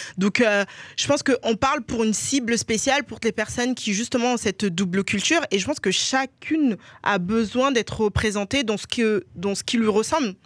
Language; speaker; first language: French; early bilingual, other home language; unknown